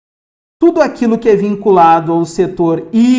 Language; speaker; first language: Portuguese; native; Portuguese